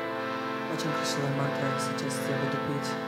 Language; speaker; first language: Russian; non-native, learner; Hindi